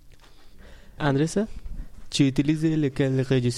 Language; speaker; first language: French; non-native, learner; Bangla